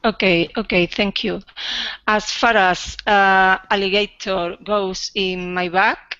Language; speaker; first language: English; non-native, learner; Spanish